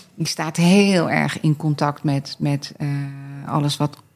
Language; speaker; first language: Dutch; native; Dutch